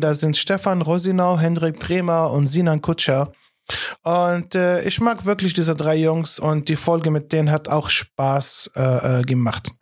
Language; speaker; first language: German; non-native, fluent; Arabic